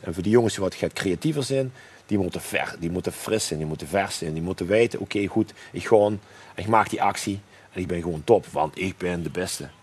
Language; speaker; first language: Dutch; native; Dutch